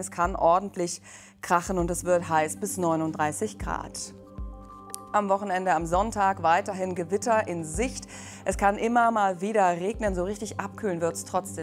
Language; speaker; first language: German; native; German